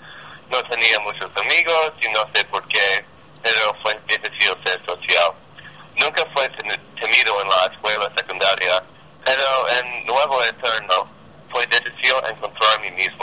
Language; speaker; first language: Spanish; non-native, learner; English